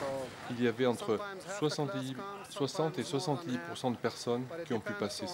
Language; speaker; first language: French; native; French